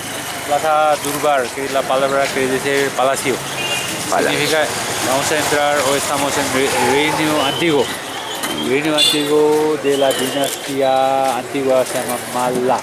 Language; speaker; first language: Spanish; non-native, fluent; Nepali